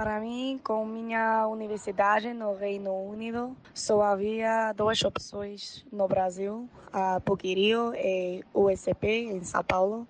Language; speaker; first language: Portuguese; non-native, fluent; English